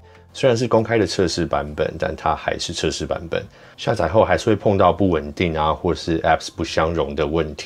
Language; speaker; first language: Chinese; native; Chinese